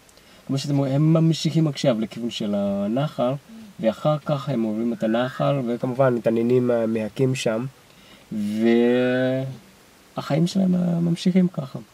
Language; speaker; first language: Hebrew; non-native, fluent; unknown